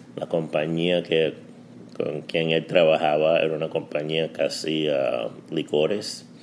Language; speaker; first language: Spanish; early bilingual, heritage; Spanish